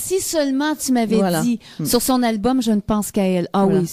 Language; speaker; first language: French; native; French